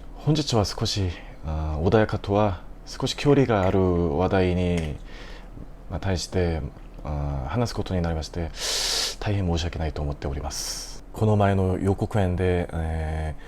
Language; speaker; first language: Japanese; non-native, fluent; Korean